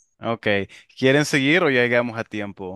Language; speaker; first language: Spanish; non-native, local second language; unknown